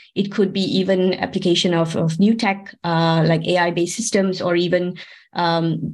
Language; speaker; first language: English; non-native, local second language; Tamil